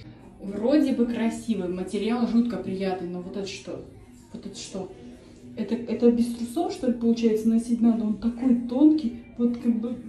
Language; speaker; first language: Russian; native; Russian